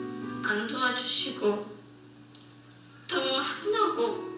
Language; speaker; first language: Korean; early bilingual, heritage; Korean